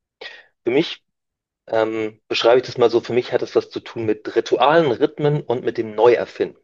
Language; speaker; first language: German; native; German